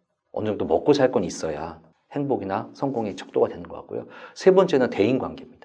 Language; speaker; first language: Korean; native; Korean